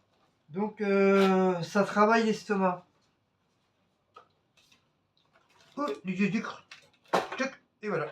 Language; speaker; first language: French; native; French